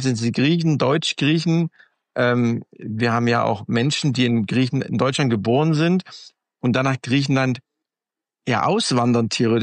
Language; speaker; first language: German; native; German